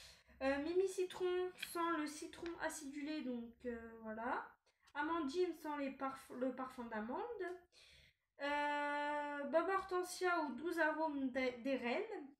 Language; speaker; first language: French; native; French